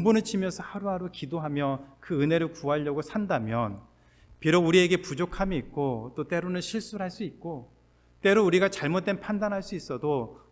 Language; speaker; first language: Korean; native; Korean